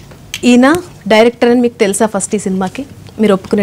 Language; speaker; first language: Telugu; native; Telugu